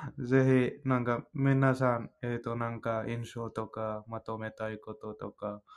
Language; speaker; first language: Japanese; non-native, fluent; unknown